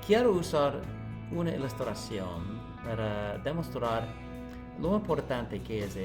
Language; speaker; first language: Spanish; non-native, fluent; English